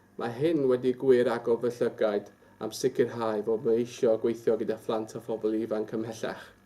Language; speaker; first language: Welsh; non-native, local second language; English